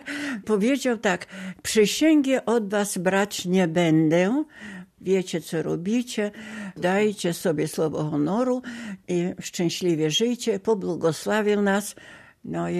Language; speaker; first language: Polish; non-native, local second language; Ukrainian